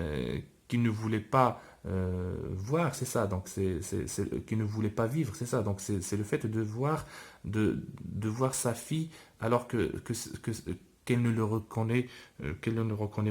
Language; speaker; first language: French; non-native, local second language; Arabic